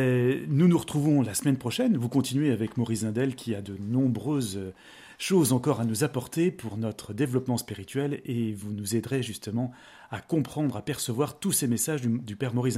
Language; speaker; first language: French; native; French